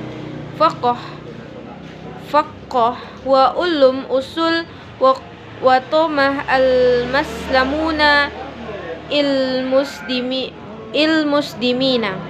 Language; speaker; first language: Arabic; non-native, learner; Indonesian